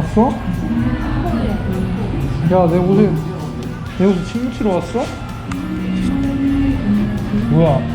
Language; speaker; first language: Korean; native; Korean